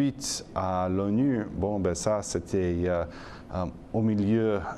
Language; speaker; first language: French; non-native, fluent; English